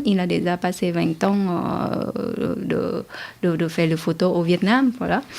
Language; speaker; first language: French; non-native, learner; Vietnamese